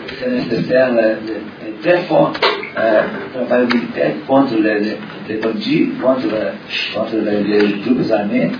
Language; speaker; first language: French; non-native, learner; Portuguese